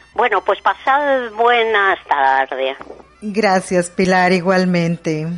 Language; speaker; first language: Spanish; native; Spanish